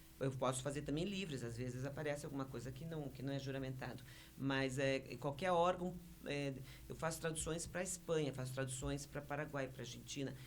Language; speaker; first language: Portuguese; early bilingual, other home language; Spanish